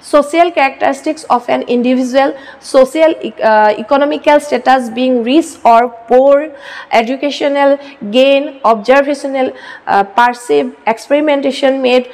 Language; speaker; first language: English; non-native, local second language; Assamese